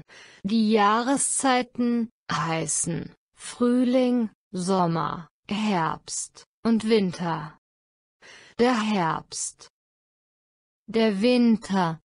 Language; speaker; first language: German; non-native, fluent; Thai